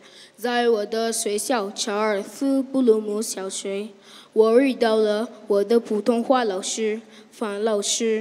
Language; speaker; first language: Chinese; non-native, learner; English